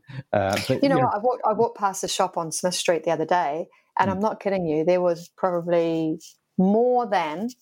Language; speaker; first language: English; native; English